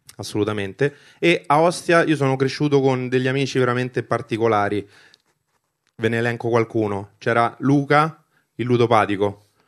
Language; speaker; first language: Italian; early bilingual, other home language; Albanian